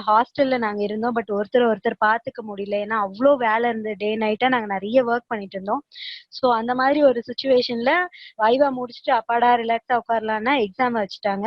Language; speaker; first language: Tamil; native; Tamil